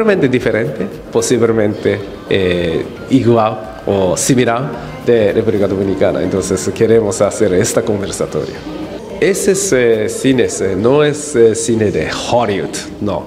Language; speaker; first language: Spanish; non-native, learner; Japanese